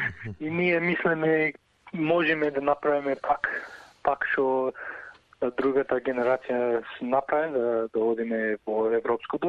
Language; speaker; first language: Macedonian; early bilingual, heritage; Macedonian